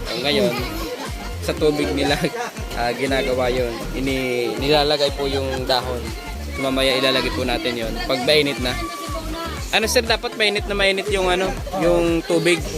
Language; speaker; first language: Filipino; non-native, local second language; Bikol